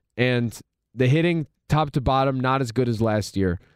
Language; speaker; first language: English; native; English